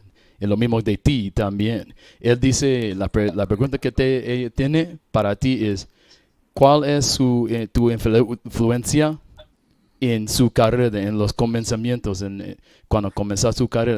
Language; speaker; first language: Spanish; non-native, learner; English